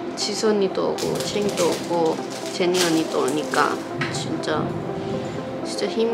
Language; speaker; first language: Korean; non-native, fluent; Thai